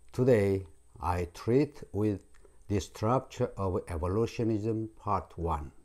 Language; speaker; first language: English; non-native, fluent; Korean